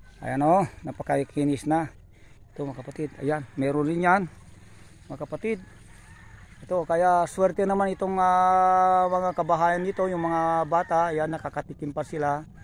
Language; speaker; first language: Filipino; non-native, local second language; Iloko